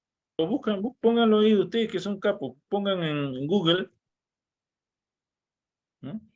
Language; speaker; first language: Spanish; native; Spanish